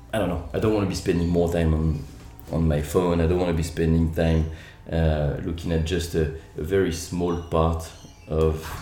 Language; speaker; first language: English; non-native, fluent; French